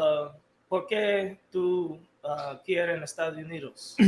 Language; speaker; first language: Spanish; non-native, learner; English